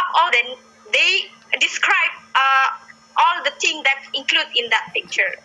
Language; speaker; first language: English; non-native, learner; Indonesian